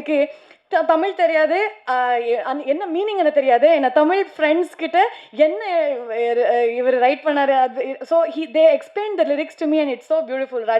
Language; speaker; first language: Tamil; non-native, learner; Kannada